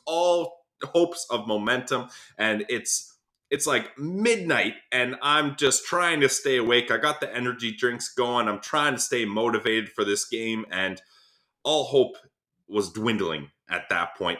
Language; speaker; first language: English; native; English